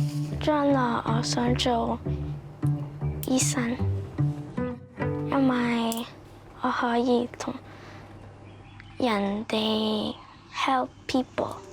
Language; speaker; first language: Cantonese; early bilingual, other home language; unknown